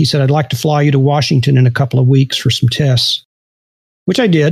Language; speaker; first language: English; native; English